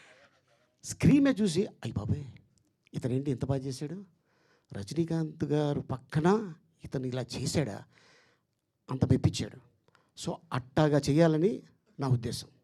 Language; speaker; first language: Telugu; native; Telugu